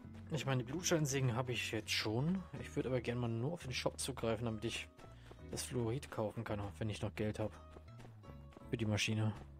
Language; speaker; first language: German; native; German